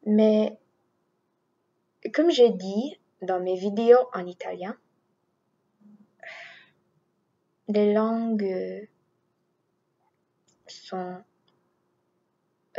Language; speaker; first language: French; non-native, learner; English